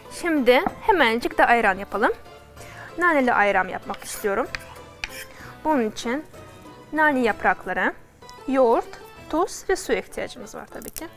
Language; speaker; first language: Turkish; non-native, fluent; Russian